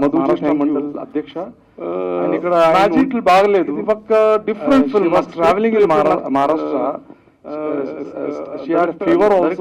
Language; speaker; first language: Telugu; early bilingual, heritage; Telugu